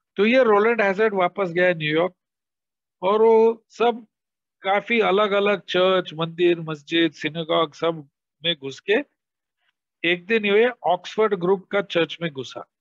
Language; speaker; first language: Hindi; non-native, local second language; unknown